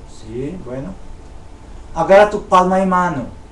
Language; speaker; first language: Spanish; non-native, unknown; Chavacano